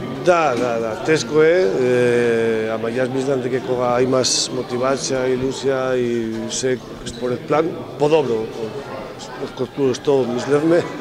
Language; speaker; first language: Macedonian; non-native, fluent; Spanish